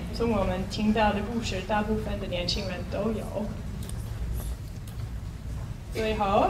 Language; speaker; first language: Chinese; non-native, fluent; English